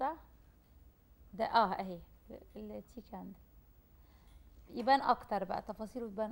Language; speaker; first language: Arabic; native; Arabic